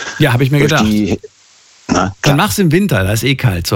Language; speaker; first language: German; native; German